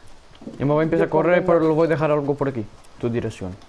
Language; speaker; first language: Spanish; non-native, learner; English